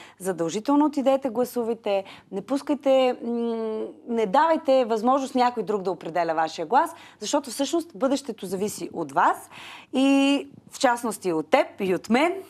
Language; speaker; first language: Bulgarian; native; Bulgarian